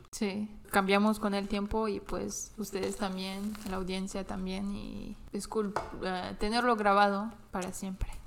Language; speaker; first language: Spanish; non-native, fluent; English